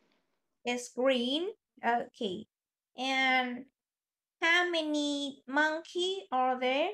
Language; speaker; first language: English; non-native, fluent; Vietnamese